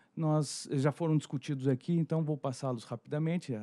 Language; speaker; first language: Portuguese; native; Portuguese